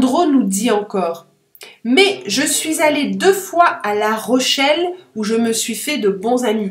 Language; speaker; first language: French; native; French